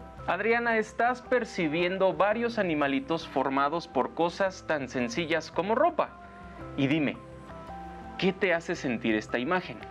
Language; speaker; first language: Spanish; native; Spanish